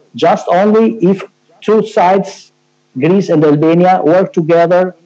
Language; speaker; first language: English; non-native, fluent; Albanian